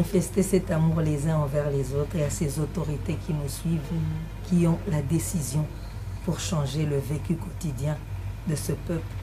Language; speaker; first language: French; non-native, local second language; Lingala